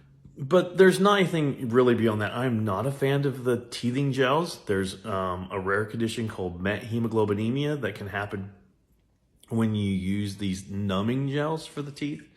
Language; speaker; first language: English; native; English